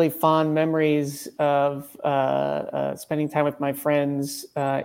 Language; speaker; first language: English; native; English